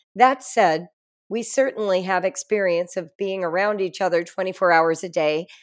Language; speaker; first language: English; native; English